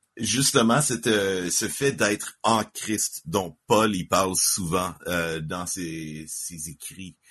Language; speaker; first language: French; native; French